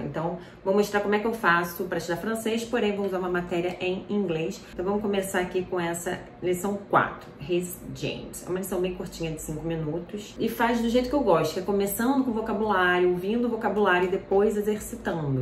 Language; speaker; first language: Portuguese; native; Portuguese